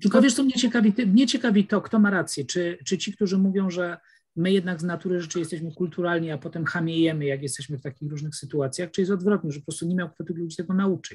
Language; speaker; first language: Polish; native; Polish